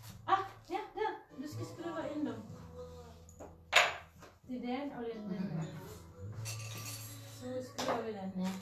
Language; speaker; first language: Swedish; non-native, learner; Cebuano